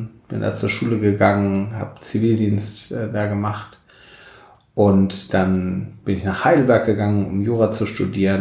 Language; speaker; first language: German; native; German